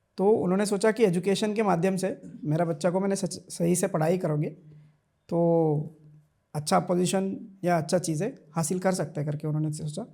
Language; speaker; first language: Hindi; non-native, local second language; Kannada